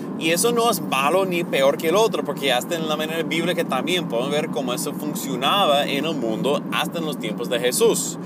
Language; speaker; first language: Spanish; non-native, fluent; English